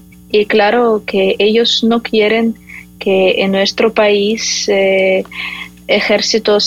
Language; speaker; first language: Spanish; non-native, fluent; Ukrainian